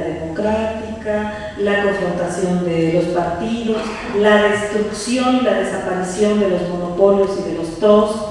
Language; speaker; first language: Spanish; native; Spanish